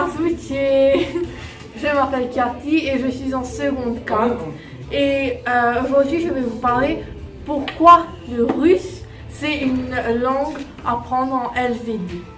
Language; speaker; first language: French; non-native, local second language; Morisyen